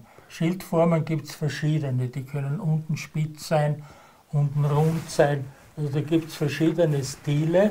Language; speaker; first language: German; native; German